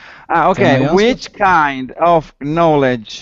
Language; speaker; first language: English; non-native, learner; Italian